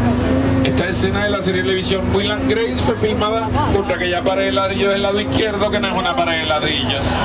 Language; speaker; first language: Spanish; native; Spanish